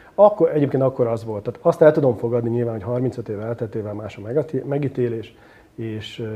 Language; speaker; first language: Hungarian; native; Hungarian